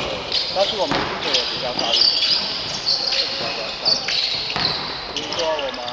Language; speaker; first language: Chinese; non-native, local second language; Cantonese